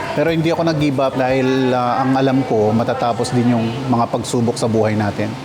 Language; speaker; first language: Filipino; non-native, local second language; Pampanga